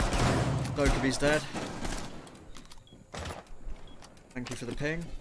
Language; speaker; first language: English; native; English